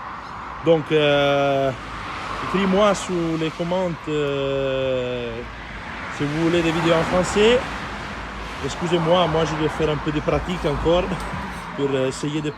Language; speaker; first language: French; non-native, learner; Italian